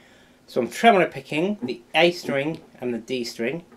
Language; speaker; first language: English; native; English